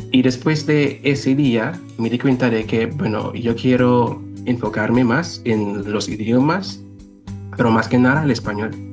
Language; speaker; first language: Spanish; non-native, fluent; English